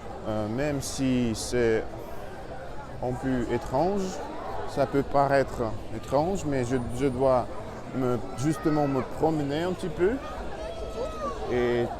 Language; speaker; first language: French; non-native, learner; Russian